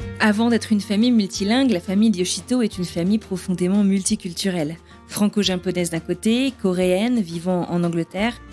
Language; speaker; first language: French; native; French